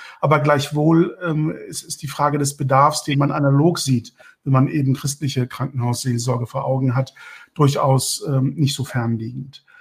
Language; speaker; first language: German; early bilingual, other home language; Turkish